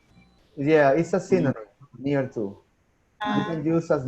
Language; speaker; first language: English; non-native, fluent; Spanish